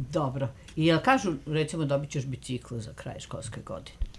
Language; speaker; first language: Croatian; native; Croatian